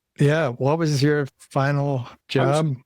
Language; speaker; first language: English; native; English